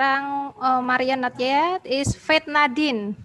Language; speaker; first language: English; non-native, learner; Indonesian